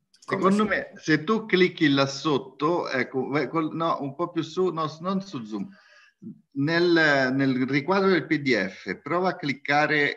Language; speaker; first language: Italian; native; Italian